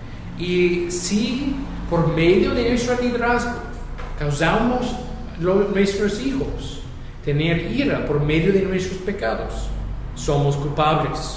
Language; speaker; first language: Spanish; non-native, fluent; English